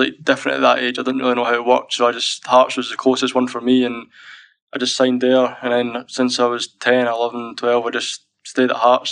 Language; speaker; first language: English; native; English